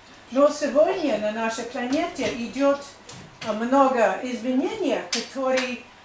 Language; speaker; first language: Russian; non-native, learner; English